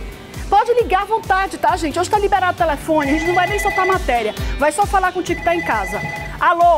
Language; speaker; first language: Portuguese; native; Portuguese